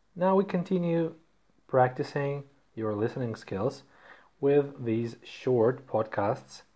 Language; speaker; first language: English; non-native, fluent; Russian